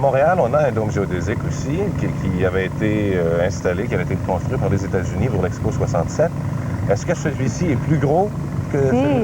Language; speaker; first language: French; native; French